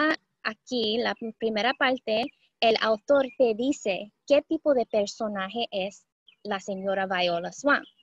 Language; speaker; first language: Spanish; early bilingual, heritage; Spanish